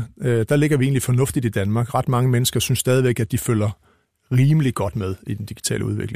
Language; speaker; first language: Danish; native; Danish